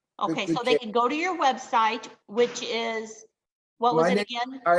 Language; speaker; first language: English; native; English